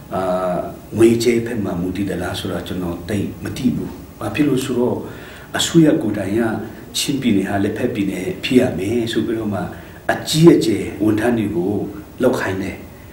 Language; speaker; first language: Burmese; non-native, local second language; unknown